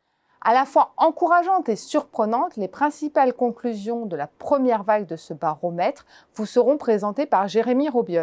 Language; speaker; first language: French; native; French